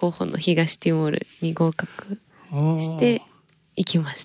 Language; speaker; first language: Japanese; native; Japanese